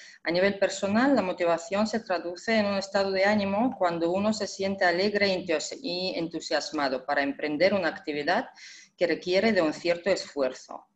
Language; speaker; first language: Spanish; non-native, fluent; Russian